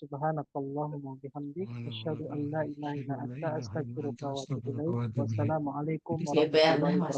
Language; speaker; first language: Indonesian; native; Indonesian